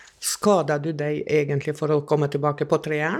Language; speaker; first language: Norwegian; non-native, fluent; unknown